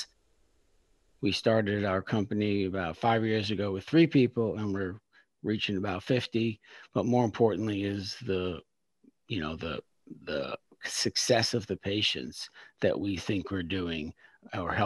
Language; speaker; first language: English; native; English